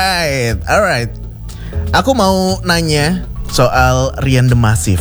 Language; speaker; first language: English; non-native, fluent; Indonesian